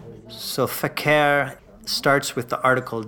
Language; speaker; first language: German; non-native, learner; English